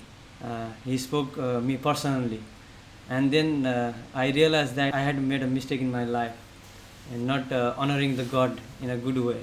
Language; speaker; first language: English; non-native, local second language; Nepali